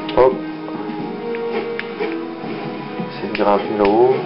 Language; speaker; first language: French; native; French